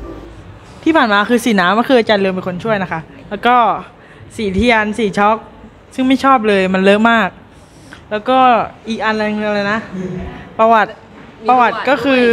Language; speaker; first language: Thai; native; Thai